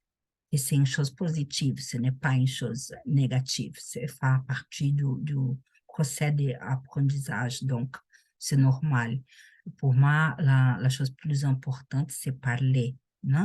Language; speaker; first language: French; non-native, learner; Portuguese